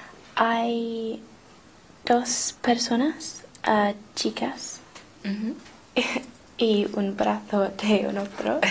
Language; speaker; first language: Spanish; non-native, learner; English